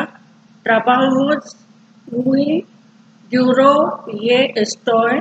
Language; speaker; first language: Spanish; non-native, learner; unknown